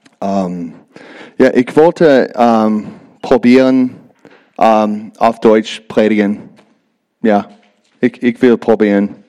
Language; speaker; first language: German; non-native, learner; English